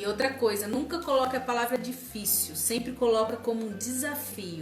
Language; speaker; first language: Portuguese; native; Portuguese